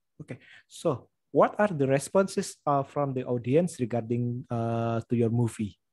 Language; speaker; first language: English; non-native, learner; Indonesian